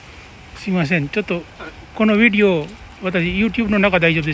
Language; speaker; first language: Japanese; non-native, learner; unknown